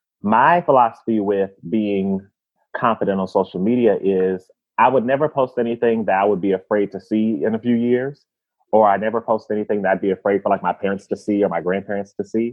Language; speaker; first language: English; native; English